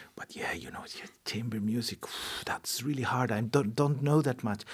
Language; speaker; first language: English; non-native, fluent; Spanish